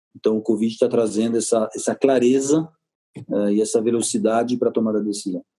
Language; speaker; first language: Portuguese; non-native, fluent; French